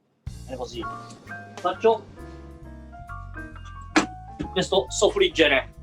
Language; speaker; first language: Italian; non-native, learner; Japanese